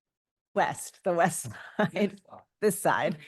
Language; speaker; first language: English; native; English